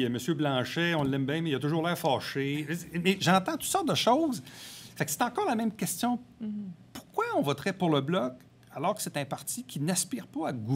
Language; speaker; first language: French; native; French